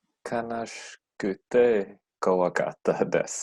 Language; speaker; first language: Japanese; non-native, learner; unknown